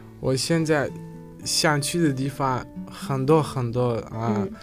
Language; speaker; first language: Chinese; non-native, learner; Uzbek